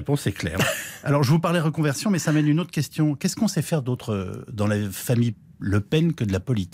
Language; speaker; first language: French; native; French